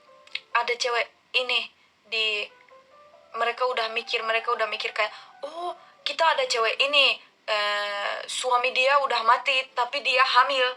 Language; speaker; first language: Indonesian; non-native, learner; Turkish